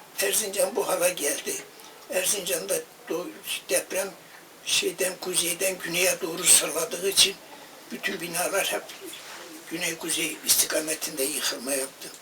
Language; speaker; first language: Turkish; native; Turkish